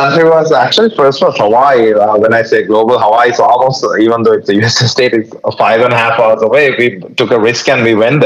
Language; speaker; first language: English; non-native, local second language; Sinhala